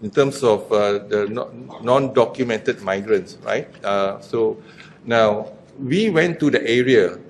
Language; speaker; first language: English; non-native, local second language; Malay